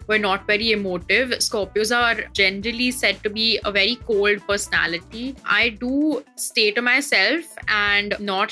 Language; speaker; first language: English; non-native, local second language; Hindi